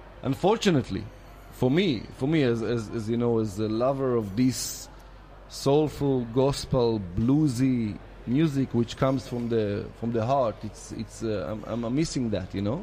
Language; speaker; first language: English; non-native, fluent; Hebrew